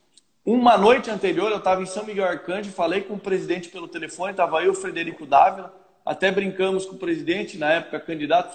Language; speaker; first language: Portuguese; native; Portuguese